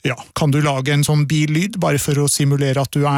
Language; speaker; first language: Norwegian; native; Norwegian